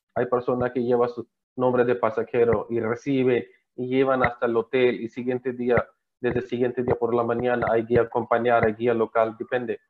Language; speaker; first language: Spanish; non-native, learner; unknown